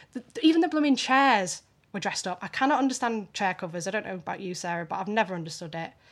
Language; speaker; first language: English; native; English